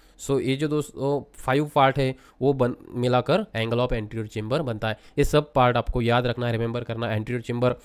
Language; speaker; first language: Hindi; non-native, local second language; Marathi